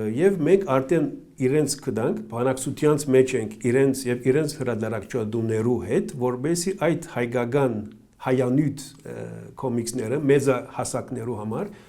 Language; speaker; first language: Armenian; early bilingual, heritage; Armenian